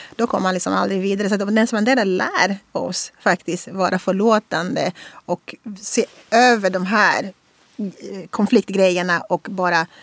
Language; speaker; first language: Swedish; non-native, fluent; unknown